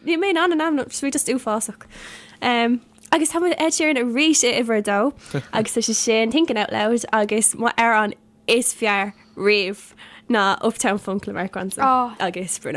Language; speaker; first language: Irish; non-native, local second language; English